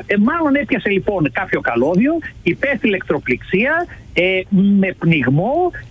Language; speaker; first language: Greek; native; Greek